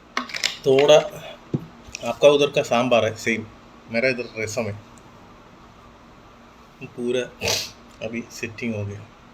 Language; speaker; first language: Hindi; non-native, local second language; Malayalam